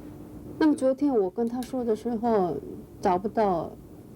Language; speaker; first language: Chinese; non-native, learner; Korean